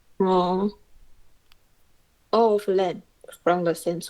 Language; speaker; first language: English; non-native, learner; Chinese